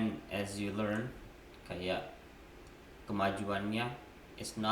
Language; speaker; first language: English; non-native, fluent; Indonesian